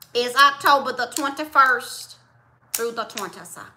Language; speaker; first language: English; native; English